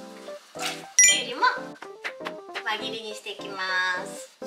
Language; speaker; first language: Japanese; native; Japanese